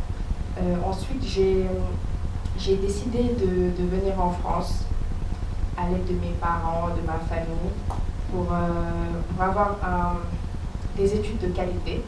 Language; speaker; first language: French; non-native, local second language; Wolof